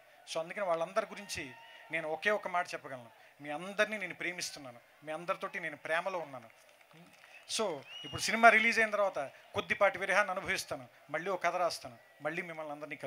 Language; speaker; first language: Telugu; native; Telugu